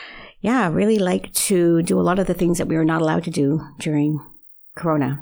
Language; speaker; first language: English; native; English